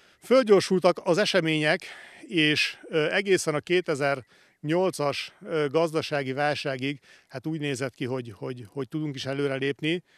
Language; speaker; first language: Hungarian; native; Hungarian